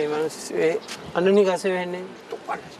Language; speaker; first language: Korean; non-native, learner; Sinhala